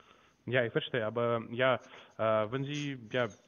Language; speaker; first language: German; non-native, learner; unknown